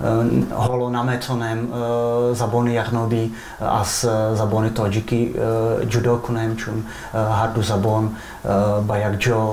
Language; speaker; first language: Tajik; non-native, fluent; Czech